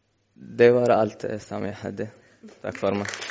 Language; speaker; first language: Norwegian; non-native, learner; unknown